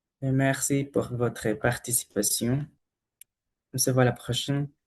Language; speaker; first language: French; non-native, learner; Spanish